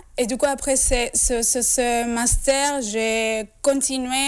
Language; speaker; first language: French; non-native, fluent; Spanish